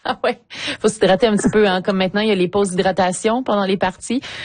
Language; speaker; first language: French; native; French